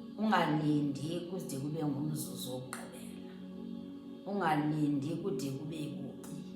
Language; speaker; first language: Xhosa; non-native, local second language; Zulu